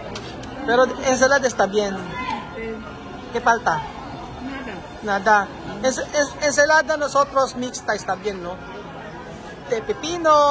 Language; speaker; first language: Spanish; non-native, learner; Filipino